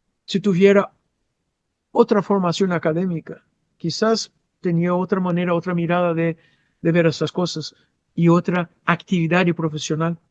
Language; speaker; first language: Spanish; non-native, fluent; Portuguese